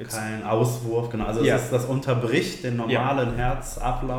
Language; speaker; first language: German; native; German